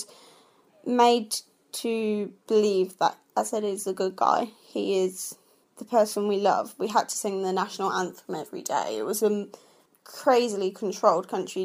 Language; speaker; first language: English; non-native, fluent; Arabic